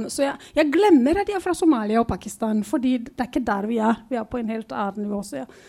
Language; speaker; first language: Norwegian; non-native, fluent; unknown